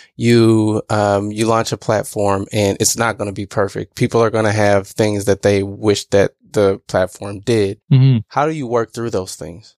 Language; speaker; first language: English; native; English